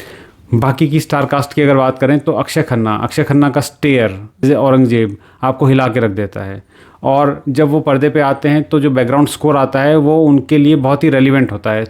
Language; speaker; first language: Hindi; native; Hindi